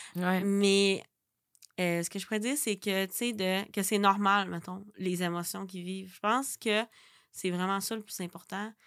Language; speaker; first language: French; native; French